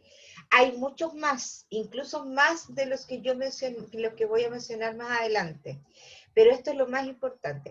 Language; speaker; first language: Spanish; native; Spanish